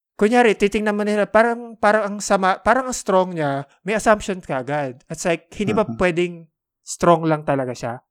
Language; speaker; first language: Filipino; native; Filipino